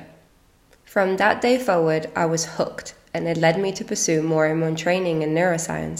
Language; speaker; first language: English; non-native, fluent; Italian